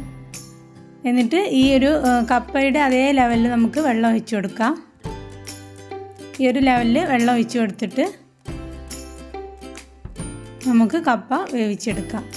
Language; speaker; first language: Malayalam; native; Malayalam